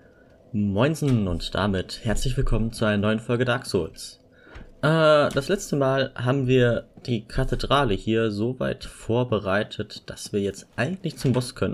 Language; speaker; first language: German; native; German